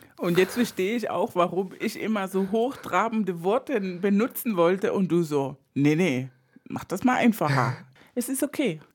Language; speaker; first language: German; non-native, fluent; Spanish